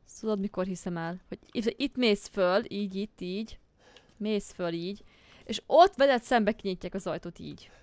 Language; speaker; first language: Hungarian; native; Hungarian